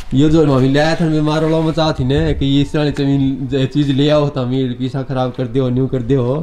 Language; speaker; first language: Hindi; native; Hindi